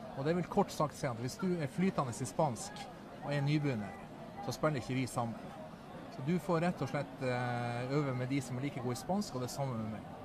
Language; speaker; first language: Norwegian; native; Norwegian